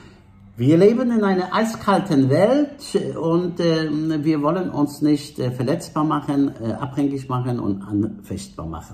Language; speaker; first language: German; non-native, fluent; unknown